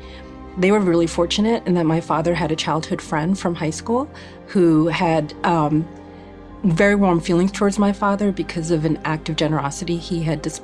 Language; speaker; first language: English; native; English